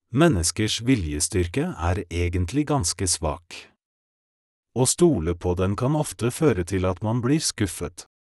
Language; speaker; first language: Norwegian; non-native, fluent; Polish